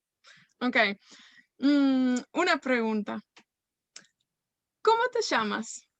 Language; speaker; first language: Spanish; non-native, fluent; Welsh